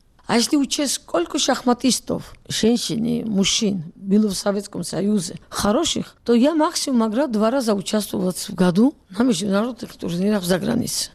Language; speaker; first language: Russian; non-native, local second language; Georgian